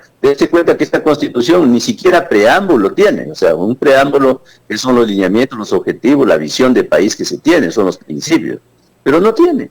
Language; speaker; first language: Spanish; native; Spanish